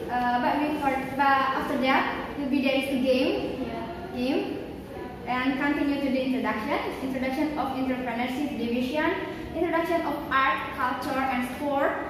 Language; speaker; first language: English; non-native, learner; Indonesian